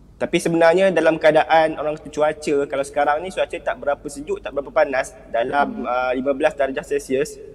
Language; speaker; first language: Malay; native; Malay